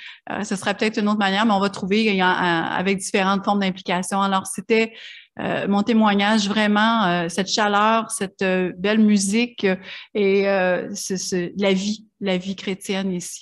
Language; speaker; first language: French; native; French